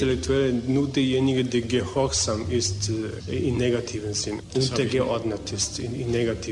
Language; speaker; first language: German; non-native, learner; Serbian